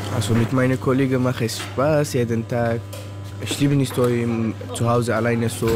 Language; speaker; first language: German; non-native, learner; Arabic